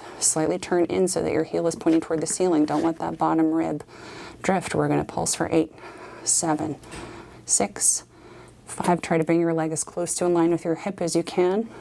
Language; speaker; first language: English; native; English